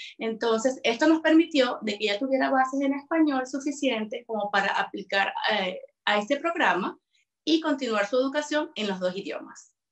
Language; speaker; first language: Spanish; native; Spanish